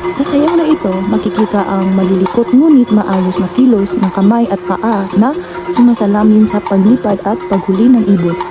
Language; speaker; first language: Filipino; non-native, local second language; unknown